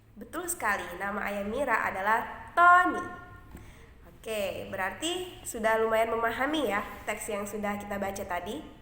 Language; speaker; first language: Indonesian; native; Indonesian